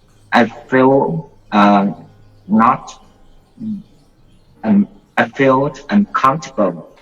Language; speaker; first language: English; non-native, learner; Vietnamese